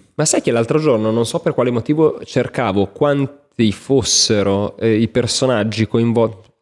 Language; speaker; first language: Italian; native; Italian